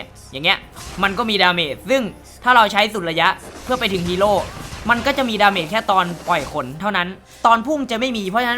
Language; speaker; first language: Thai; native; Thai